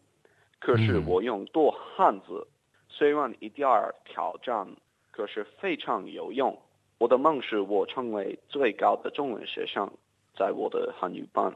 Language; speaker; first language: Chinese; non-native, learner; English